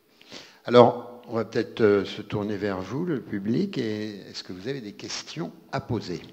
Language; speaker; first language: French; native; French